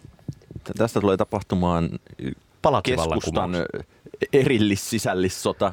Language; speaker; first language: Finnish; native; Finnish